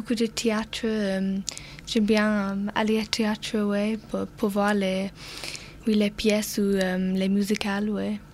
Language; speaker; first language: French; non-native, learner; English